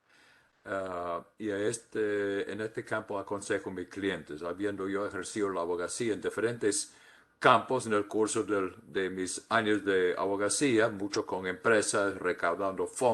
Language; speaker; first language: Spanish; non-native, fluent; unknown